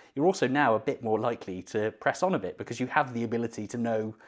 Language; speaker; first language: English; native; English